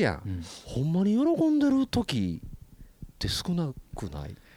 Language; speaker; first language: Japanese; native; Japanese